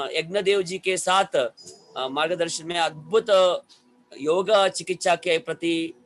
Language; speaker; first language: Hindi; non-native, local second language; Telugu